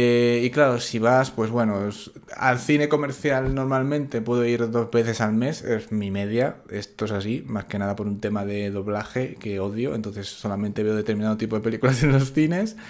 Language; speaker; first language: Spanish; native; Spanish